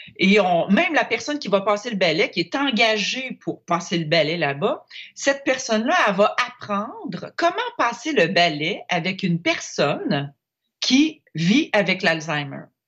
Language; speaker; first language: French; native; French